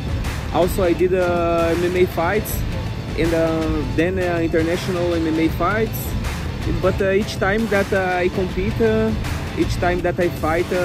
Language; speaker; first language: English; non-native, fluent; Portuguese